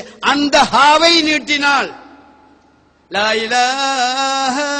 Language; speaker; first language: Tamil; native; Tamil